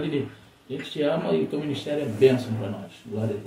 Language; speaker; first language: Portuguese; native; Portuguese